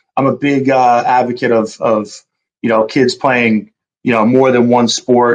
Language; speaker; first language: English; native; English